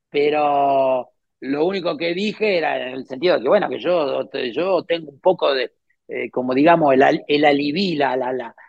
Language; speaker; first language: Spanish; native; Spanish